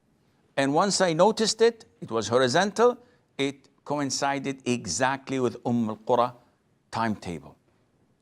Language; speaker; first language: English; non-native, fluent; Arabic